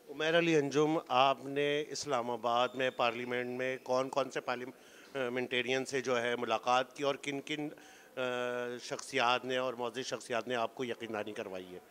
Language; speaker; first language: Urdu; native; Urdu